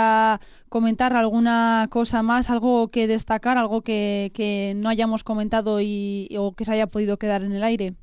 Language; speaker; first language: Spanish; native; Spanish